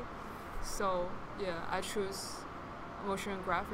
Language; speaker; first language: English; non-native, fluent; Chinese